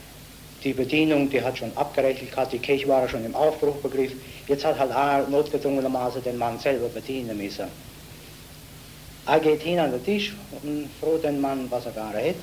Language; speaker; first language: German; native; German